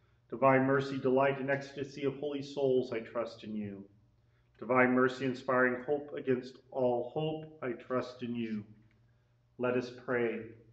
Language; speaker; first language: English; native; English